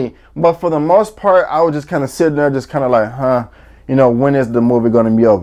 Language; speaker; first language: English; native; English